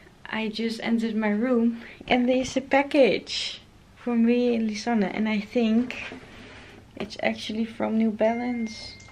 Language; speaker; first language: English; non-native, fluent; Dutch